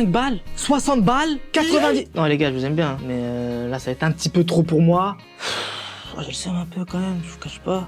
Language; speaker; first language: French; native; French